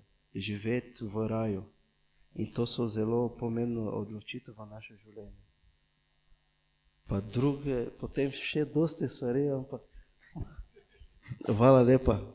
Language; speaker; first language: Slovenian; non-native, fluent; Portuguese